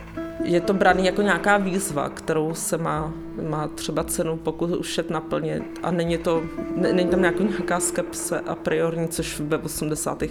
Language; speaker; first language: Czech; native; Czech